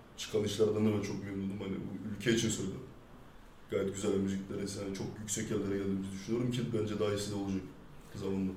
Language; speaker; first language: Turkish; early bilingual, heritage; French